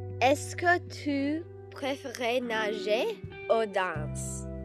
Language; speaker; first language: French; non-native, learner; English